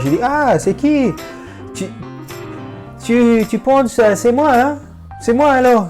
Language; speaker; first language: French; non-native, fluent; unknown